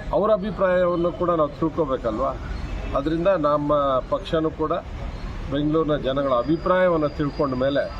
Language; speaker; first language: Kannada; native; Kannada